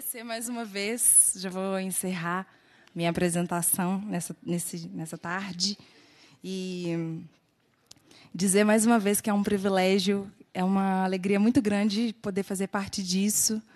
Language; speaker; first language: Portuguese; native; Portuguese